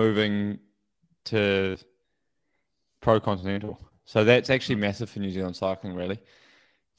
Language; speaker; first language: English; native; English